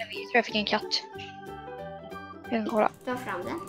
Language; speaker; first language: Swedish; native; Swedish